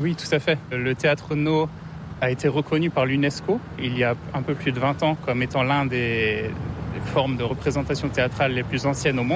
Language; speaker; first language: French; native; French